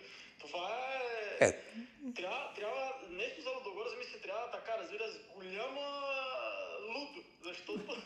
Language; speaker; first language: Bulgarian; non-native, learner; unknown